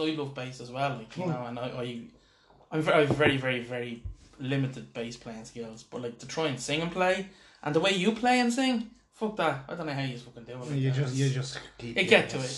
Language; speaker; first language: English; native; English